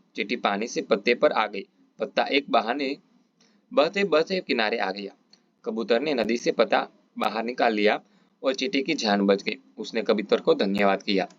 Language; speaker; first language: Hindi; non-native, local second language; Gujarati